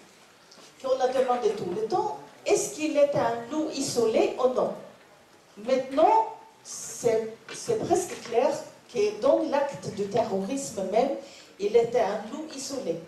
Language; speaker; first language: French; non-native, learner; Norwegian